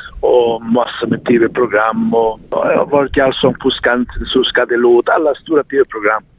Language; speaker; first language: Swedish; non-native, fluent; Italian